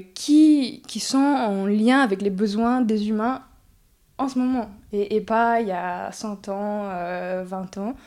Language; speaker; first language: French; early bilingual, other home language; Spanish